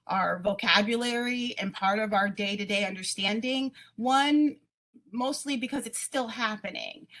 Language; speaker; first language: English; native; English